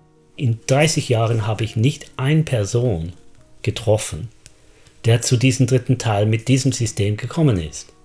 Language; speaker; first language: German; non-native, fluent; English